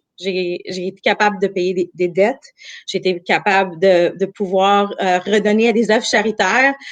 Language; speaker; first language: French; early bilingual, other home language; Armenian